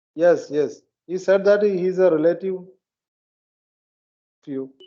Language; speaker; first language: English; non-native, learner; Malayalam